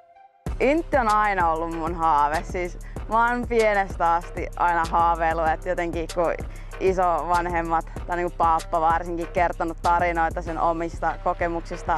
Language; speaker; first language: Finnish; native; Finnish